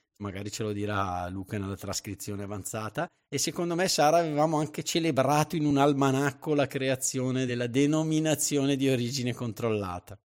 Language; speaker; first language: Italian; native; Italian